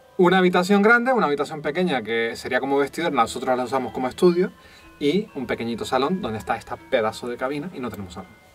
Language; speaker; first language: Spanish; native; Spanish